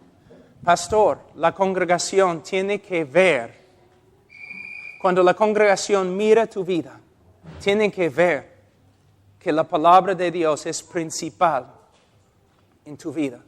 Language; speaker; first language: Spanish; non-native, fluent; English